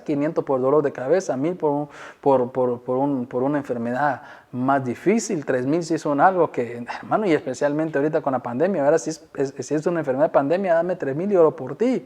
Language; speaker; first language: Spanish; native; Spanish